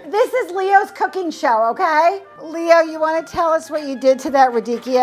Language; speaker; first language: English; native; English